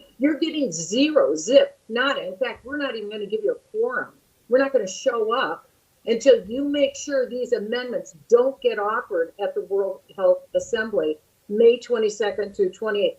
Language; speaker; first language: English; native; English